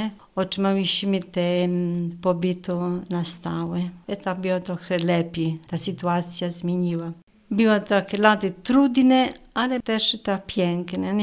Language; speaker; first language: Polish; non-native, fluent; Italian